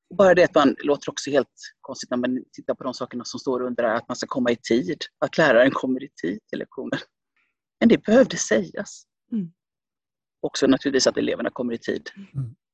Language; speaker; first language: Swedish; early bilingual, other home language; Finnish